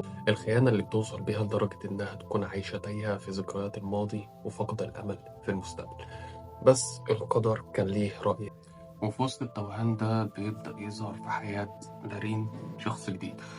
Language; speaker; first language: Arabic; native; Arabic